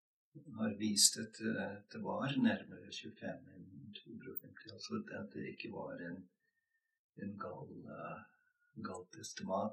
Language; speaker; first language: Norwegian; non-native, fluent; English